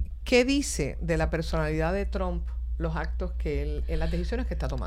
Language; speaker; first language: Spanish; native; Spanish